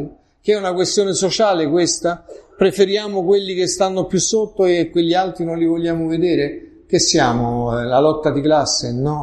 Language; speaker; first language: Italian; native; Italian